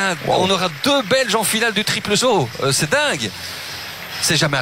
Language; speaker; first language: French; native; French